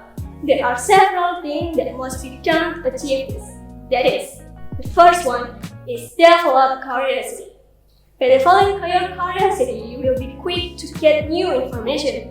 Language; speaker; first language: English; non-native, learner; Indonesian